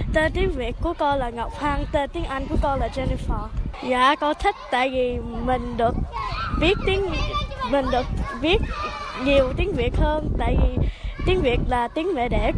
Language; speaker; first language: Vietnamese; early bilingual, heritage; Vietnamese